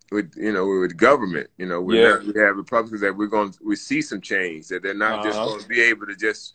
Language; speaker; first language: English; native; English